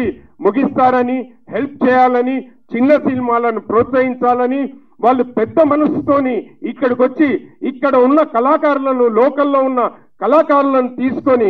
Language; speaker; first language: Telugu; native; Telugu